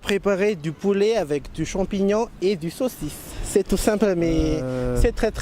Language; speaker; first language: French; non-native, local second language; Malagasy